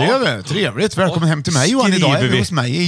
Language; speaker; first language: Swedish; native; Swedish